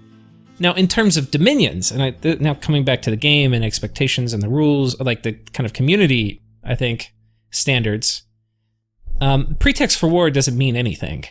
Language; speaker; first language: English; native; English